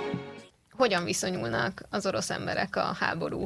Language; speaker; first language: Hungarian; native; Hungarian